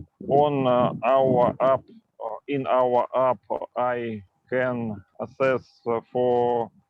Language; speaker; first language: English; non-native, local second language; Russian